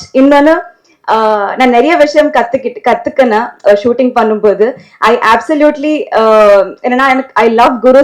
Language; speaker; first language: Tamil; non-native, learner; Telugu